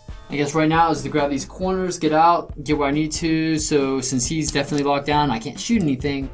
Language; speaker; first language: English; native; English